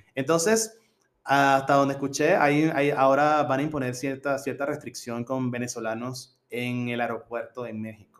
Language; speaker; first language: Spanish; native; Spanish